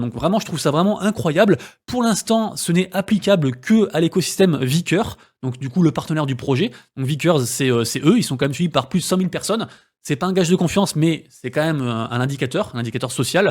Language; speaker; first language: French; native; French